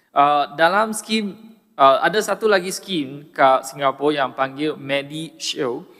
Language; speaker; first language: Malay; non-native, local second language; Chinese